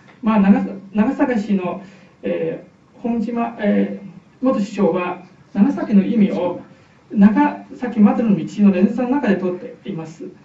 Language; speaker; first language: Japanese; non-native, fluent; Chinese